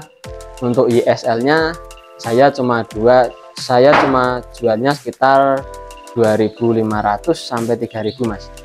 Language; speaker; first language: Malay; non-native, local second language; Javanese